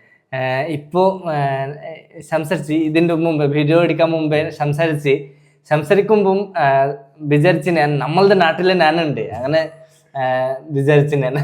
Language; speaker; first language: Malayalam; non-native, learner; Bangla